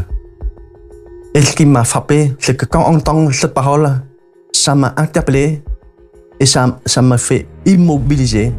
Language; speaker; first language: French; non-native, fluent; Khmer